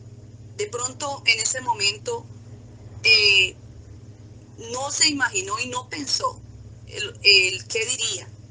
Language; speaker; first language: Spanish; native; Spanish